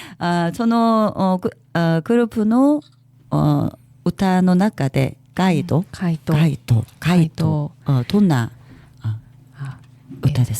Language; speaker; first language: Japanese; non-native, learner; Korean